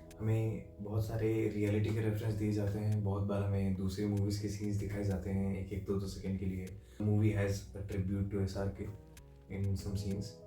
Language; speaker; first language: Hindi; native; Hindi